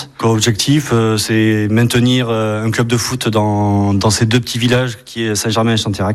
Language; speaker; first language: French; native; French